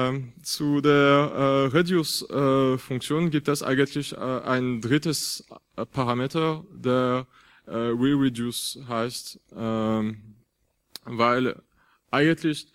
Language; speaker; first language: German; non-native, fluent; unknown